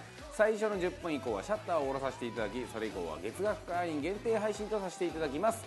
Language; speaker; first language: Japanese; native; Japanese